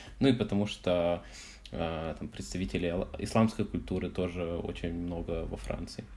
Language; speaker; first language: Russian; native; Russian